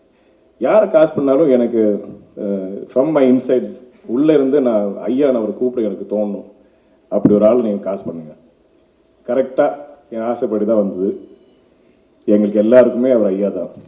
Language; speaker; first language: Tamil; non-native, local second language; Malayalam